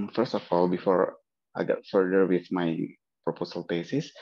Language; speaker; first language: English; non-native, fluent; Indonesian